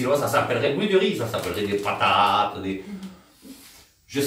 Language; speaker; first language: French; native; French